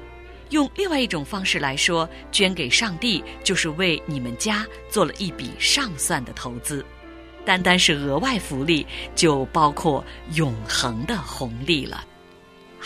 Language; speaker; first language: Chinese; native; Chinese